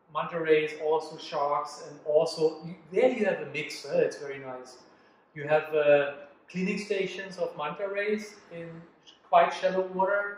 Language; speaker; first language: English; non-native, fluent; German